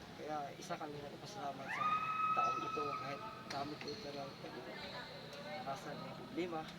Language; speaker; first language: Filipino; non-native, local second language; Cebuano